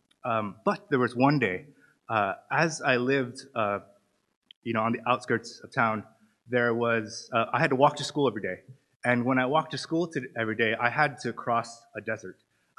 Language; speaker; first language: English; native; English